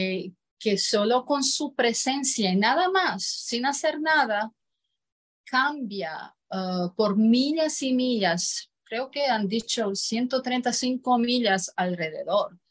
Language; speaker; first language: Spanish; non-native, fluent; Croatian